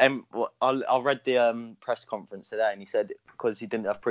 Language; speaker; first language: English; native; English